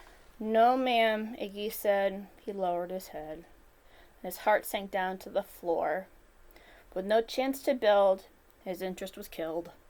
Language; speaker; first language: English; native; English